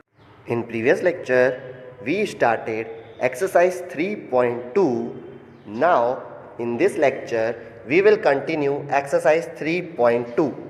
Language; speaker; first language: English; non-native, local second language; Hindi